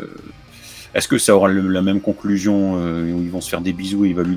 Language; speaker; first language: French; native; French